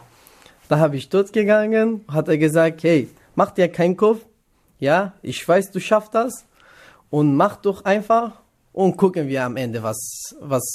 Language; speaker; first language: German; non-native, learner; Kurdish